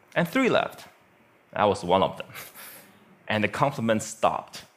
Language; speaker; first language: English; non-native, fluent; Chinese